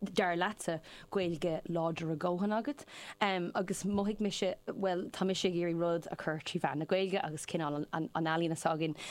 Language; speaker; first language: Irish; non-native, local second language; English